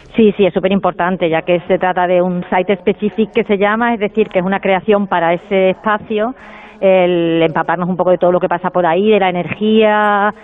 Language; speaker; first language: Spanish; native; Spanish